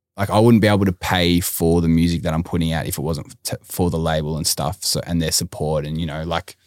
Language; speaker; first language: English; native; English